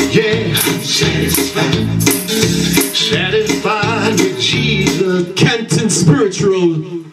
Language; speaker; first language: English; native; English